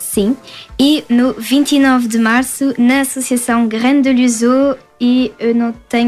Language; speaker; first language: Portuguese; early bilingual, heritage; French